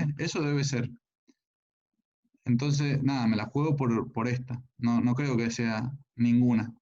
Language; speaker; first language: Spanish; native; Spanish